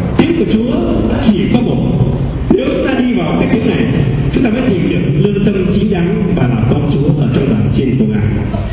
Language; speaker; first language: Vietnamese; native; Vietnamese